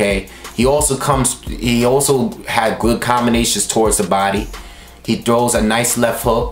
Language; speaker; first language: English; native; English